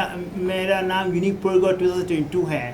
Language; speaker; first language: Hindi; non-native, learner; Arabic